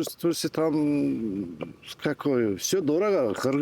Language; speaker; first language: Russian; non-native, learner; Turkish